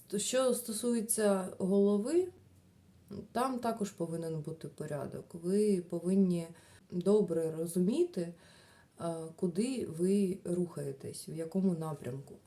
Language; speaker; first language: Ukrainian; non-native, local second language; Russian